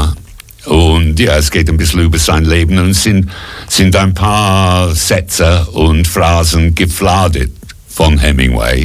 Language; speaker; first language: German; non-native, fluent; English